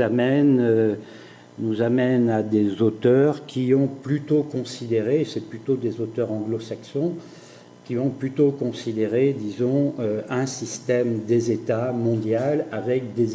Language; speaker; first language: French; native; French